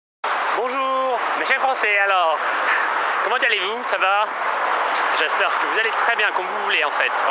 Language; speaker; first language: French; non-native, fluent; Russian